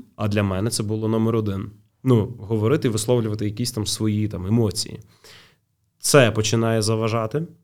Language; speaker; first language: Ukrainian; native; Ukrainian